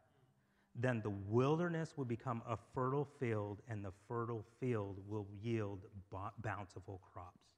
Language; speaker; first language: English; native; English